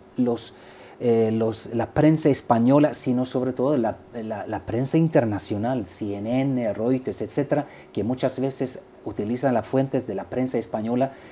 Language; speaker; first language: Spanish; non-native, fluent; Swedish